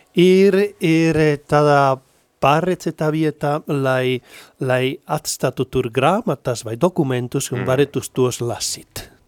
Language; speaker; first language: Latvian; non-native, fluent; Spanish